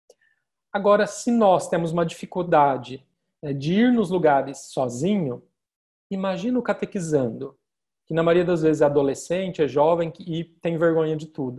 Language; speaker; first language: Portuguese; native; Portuguese